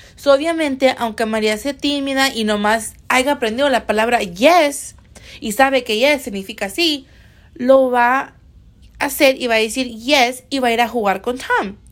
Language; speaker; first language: Spanish; early bilingual, heritage; Spanish